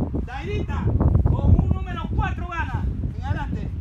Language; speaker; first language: Spanish; native; Spanish